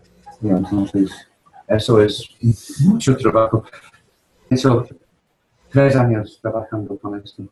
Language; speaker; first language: Spanish; non-native, learner; English